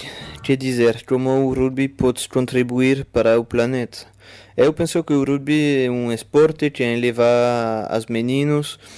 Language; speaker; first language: Portuguese; non-native, fluent; French